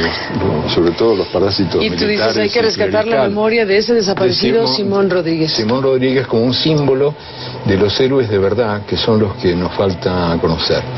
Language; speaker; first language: Spanish; native; Spanish